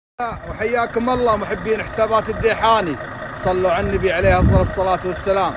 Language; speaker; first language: Arabic; native; Arabic